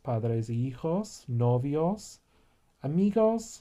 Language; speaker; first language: Spanish; non-native, fluent; English